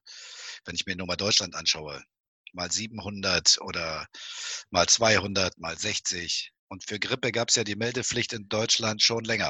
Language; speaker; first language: German; native; German